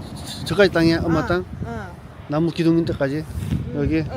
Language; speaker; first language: Korean; native; Korean